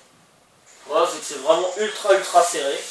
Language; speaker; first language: French; native; French